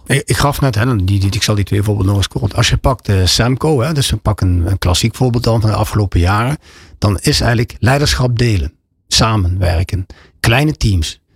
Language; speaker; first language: Dutch; native; Dutch